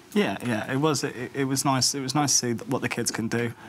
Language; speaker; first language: English; native; English